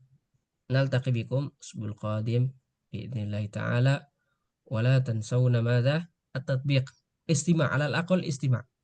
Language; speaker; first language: Arabic; non-native, fluent; Indonesian